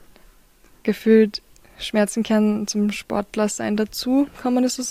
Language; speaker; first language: German; native; German